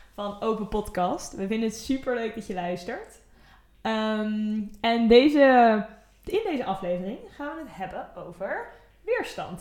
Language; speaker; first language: Dutch; native; Dutch